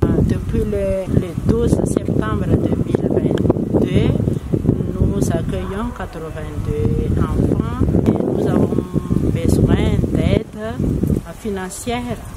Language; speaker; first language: French; non-native, local second language; Malagasy